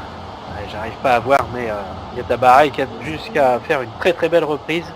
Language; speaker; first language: French; native; French